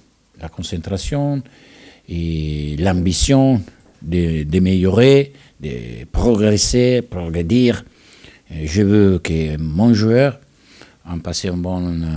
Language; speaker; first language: French; non-native, learner; Italian